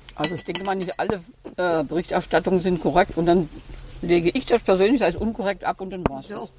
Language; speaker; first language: German; native; German